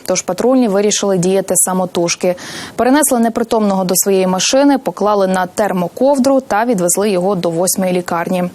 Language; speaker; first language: Ukrainian; native; Ukrainian